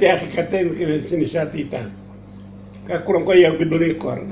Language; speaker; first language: Hebrew; non-native, learner; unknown